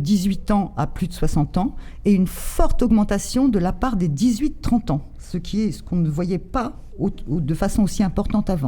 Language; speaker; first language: French; native; French